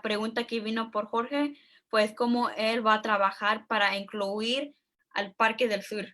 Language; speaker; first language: Spanish; early bilingual, heritage; Spanish